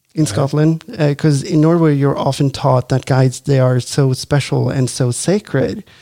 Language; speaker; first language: English; non-native, fluent; Norwegian